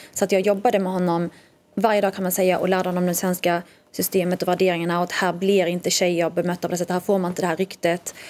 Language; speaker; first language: Swedish; early bilingual, other home language; Arabic